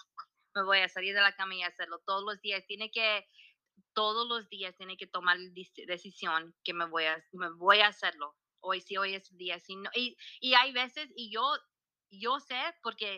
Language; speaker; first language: Spanish; early bilingual, heritage; Spanish